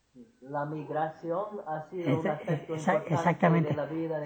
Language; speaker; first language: Spanish; non-native, fluent; English